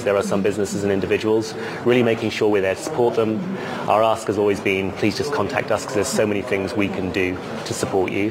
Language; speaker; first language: English; native; English